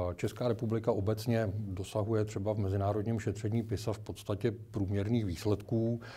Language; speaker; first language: Czech; native; Czech